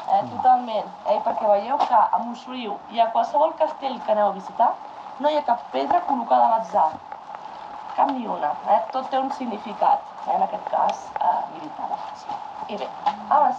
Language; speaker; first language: Catalan; native; Catalan